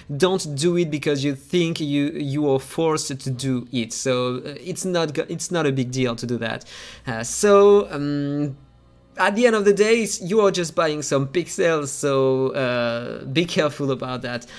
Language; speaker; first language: English; non-native, fluent; French